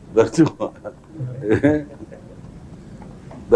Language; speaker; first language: Arabic; native; Arabic